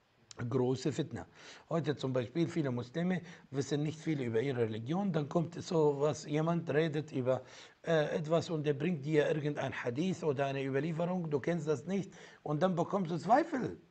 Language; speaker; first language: German; non-native, fluent; Arabic